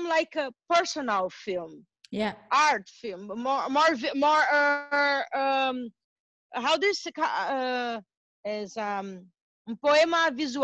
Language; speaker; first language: English; non-native, learner; Portuguese